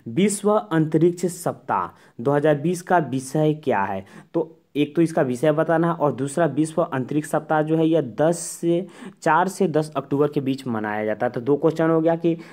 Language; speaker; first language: Hindi; native; Hindi